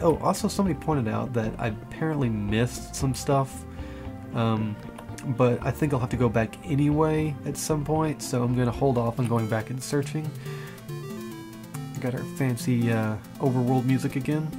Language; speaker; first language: English; native; English